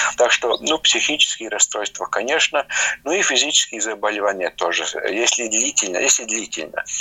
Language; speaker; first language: Russian; non-native, local second language; Latvian